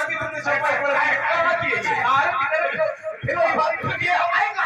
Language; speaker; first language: Hindi; native; Hindi